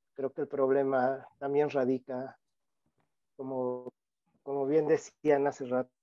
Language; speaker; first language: Spanish; native; Spanish